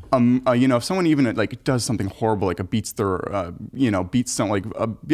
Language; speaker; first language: English; early bilingual, other home language; German